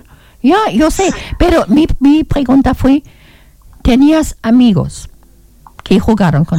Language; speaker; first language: Spanish; non-native, learner; German